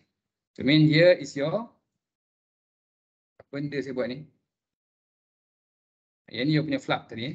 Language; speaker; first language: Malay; native; Malay